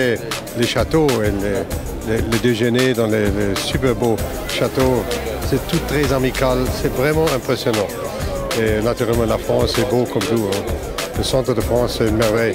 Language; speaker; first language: French; non-native, fluent; German